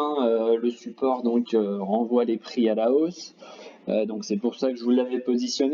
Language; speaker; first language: French; native; French